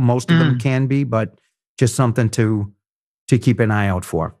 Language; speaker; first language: English; native; English